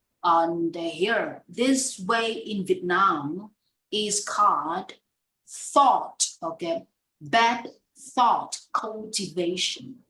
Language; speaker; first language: English; non-native, fluent; Vietnamese